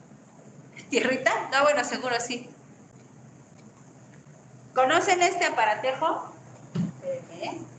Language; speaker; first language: Spanish; native; Spanish